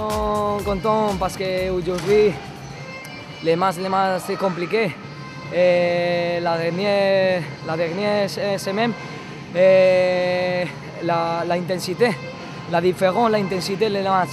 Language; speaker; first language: French; non-native, learner; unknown